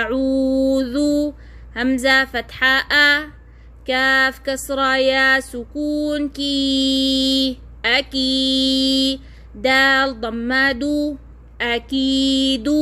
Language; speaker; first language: Arabic; non-native, fluent; Oromo